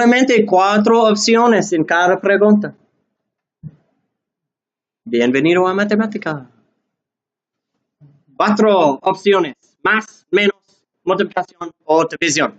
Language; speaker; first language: Spanish; non-native, learner; English